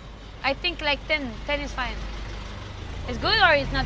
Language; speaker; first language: English; non-native, learner; French